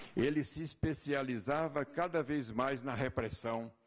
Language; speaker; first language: Portuguese; native; Portuguese